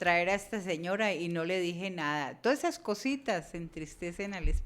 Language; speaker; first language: Spanish; native; Spanish